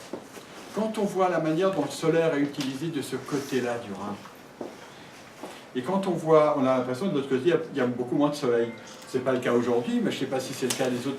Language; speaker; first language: French; native; French